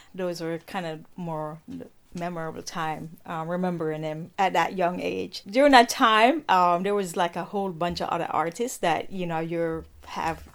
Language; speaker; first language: English; non-native, local second language; Jamaican Creole English